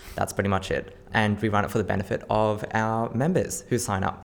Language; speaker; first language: English; native; English